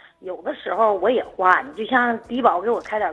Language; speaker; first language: Chinese; native; Chinese